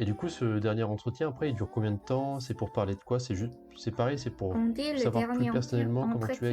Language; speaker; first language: French; native; French